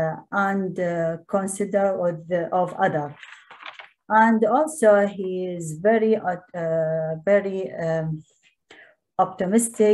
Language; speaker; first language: English; non-native, learner; Arabic